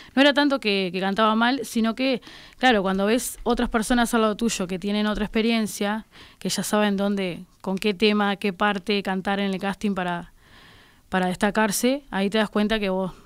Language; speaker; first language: Spanish; native; Spanish